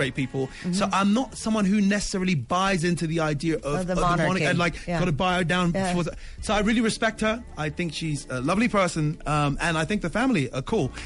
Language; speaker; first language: English; early bilingual, other home language; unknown